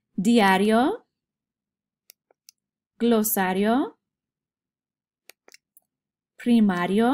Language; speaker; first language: Spanish; non-native, fluent; English